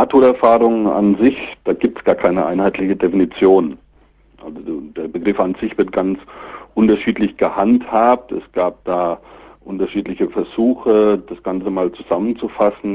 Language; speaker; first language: German; native; German